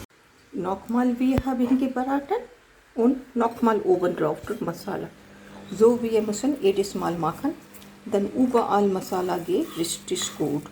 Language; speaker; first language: German; non-native, learner; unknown